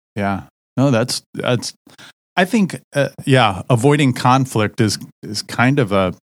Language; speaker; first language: English; native; English